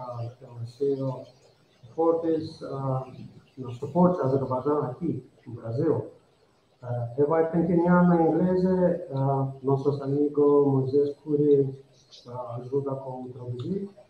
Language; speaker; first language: Portuguese; non-native, learner; Azerbaijani